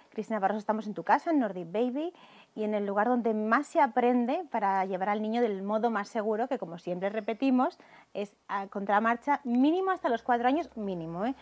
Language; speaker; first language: Spanish; native; Spanish